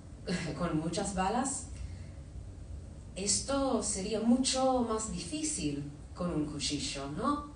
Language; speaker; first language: Spanish; non-native, fluent; English